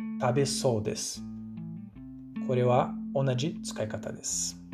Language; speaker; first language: Japanese; non-native, fluent; Portuguese